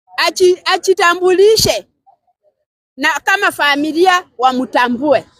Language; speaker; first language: Swahili; non-native, local second language; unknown